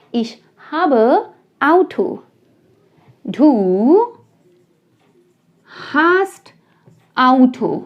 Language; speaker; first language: German; non-native, fluent; Hindi